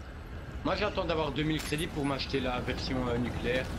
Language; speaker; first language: French; native; French